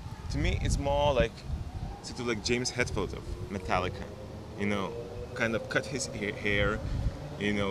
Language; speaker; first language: English; non-native, fluent; Lithuanian